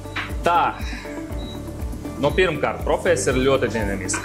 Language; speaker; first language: Latvian; non-native, local second language; Russian